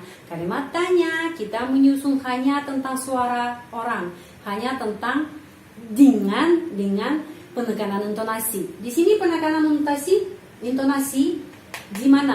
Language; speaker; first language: Indonesian; non-native, fluent; Russian